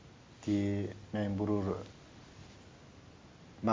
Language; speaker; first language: Dutch; non-native, learner; Turkish